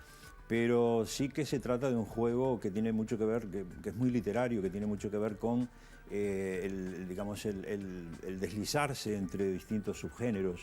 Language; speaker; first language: Spanish; native; Spanish